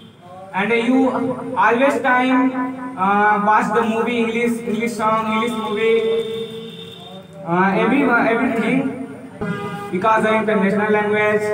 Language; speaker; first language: English; non-native, learner; Hindi